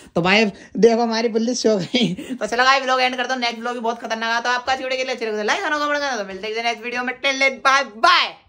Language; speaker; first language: Hindi; native; Hindi